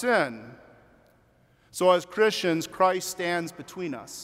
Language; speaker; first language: English; native; English